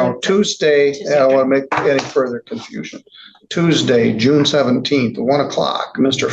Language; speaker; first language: English; native; English